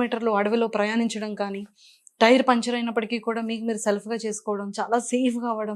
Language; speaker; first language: Telugu; native; Telugu